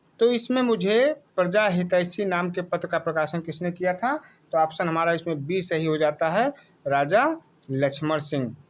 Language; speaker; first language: Hindi; native; Hindi